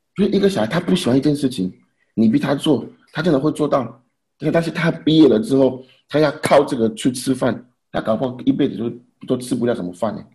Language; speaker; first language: Chinese; non-native, fluent; Haitian Creole